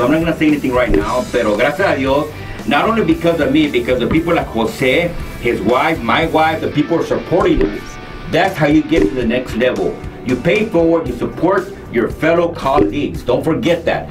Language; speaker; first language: English; early bilingual, other home language; Spanish